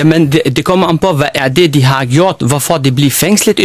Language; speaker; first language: Danish; non-native, fluent; Arabic